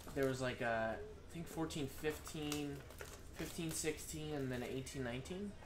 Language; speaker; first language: English; native; English